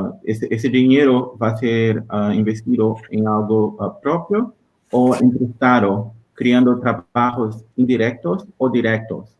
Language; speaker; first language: Spanish; non-native, learner; Portuguese